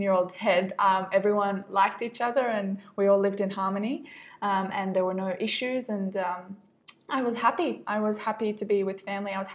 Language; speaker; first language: English; non-native, fluent; Arabic